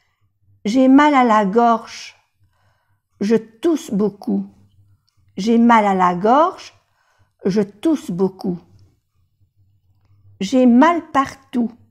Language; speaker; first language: French; non-native, fluent; Spanish